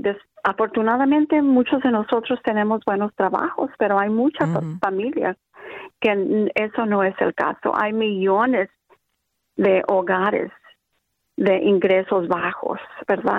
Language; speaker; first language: Spanish; early bilingual, other home language; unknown